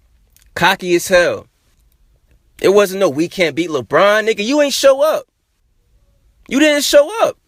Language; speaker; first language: English; native; English